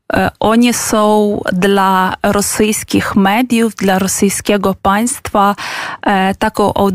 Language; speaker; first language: Polish; non-native, fluent; Ukrainian